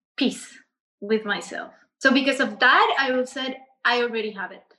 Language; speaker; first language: English; non-native, learner; Spanish